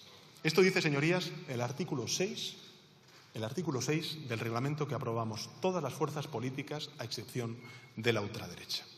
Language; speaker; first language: Spanish; native; Spanish